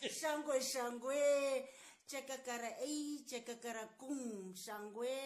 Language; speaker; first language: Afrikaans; non-native, local second language; Tswana